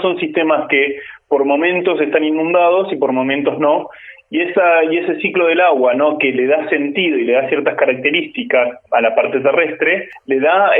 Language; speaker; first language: Spanish; native; Spanish